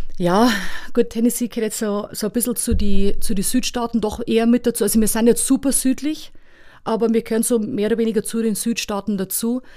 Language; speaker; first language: German; native; German